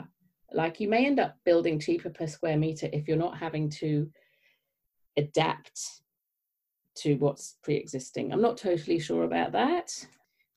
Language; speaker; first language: English; native; English